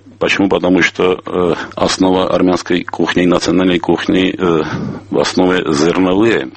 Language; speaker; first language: Russian; non-native, local second language; Armenian